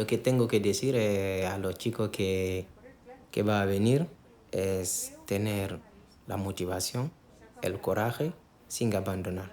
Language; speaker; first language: Spanish; non-native, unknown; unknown